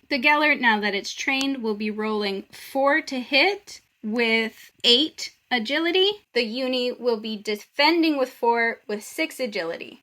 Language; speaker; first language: English; native; English